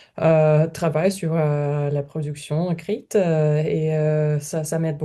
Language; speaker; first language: French; non-native, learner; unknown